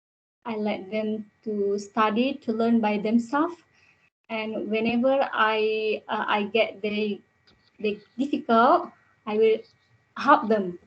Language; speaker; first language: English; non-native, learner; Indonesian